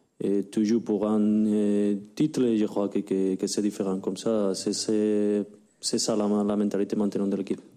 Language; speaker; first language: French; non-native, learner; Spanish